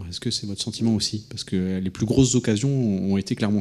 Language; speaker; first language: French; native; French